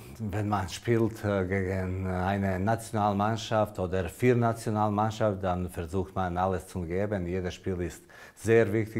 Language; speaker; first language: German; non-native, learner; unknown